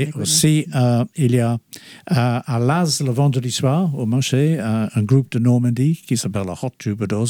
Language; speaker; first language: French; non-native, fluent; English